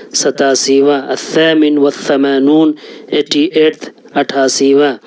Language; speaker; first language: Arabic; non-native, fluent; Urdu